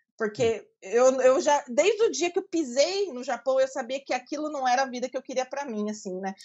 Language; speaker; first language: Portuguese; native; Portuguese